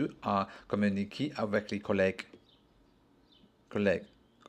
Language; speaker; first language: French; non-native, learner; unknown